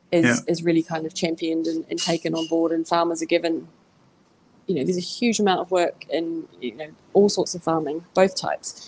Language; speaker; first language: English; native; English